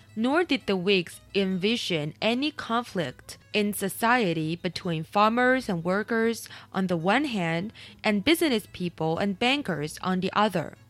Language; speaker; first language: English; non-native, fluent; Chinese